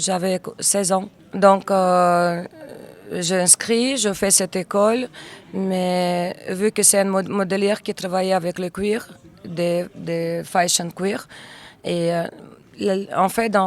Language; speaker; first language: French; non-native, learner; Russian